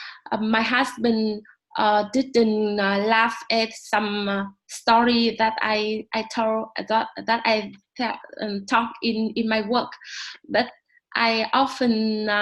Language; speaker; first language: English; non-native, learner; Vietnamese